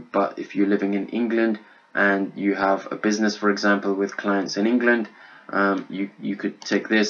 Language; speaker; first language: English; native; English